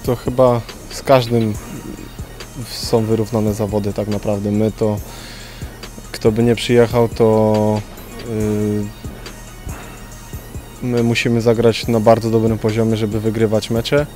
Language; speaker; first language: Polish; native; Polish